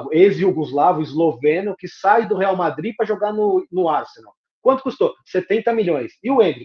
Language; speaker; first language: Portuguese; native; Portuguese